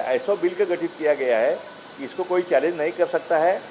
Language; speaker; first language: Hindi; non-native, local second language; Marathi